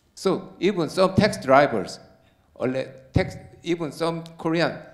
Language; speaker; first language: English; non-native, learner; Korean